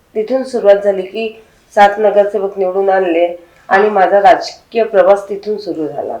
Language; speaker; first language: Marathi; non-native, local second language; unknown